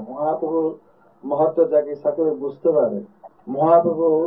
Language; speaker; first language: Bangla; non-native, fluent; English